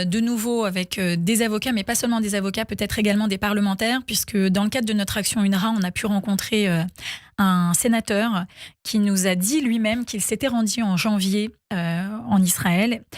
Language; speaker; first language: French; native; French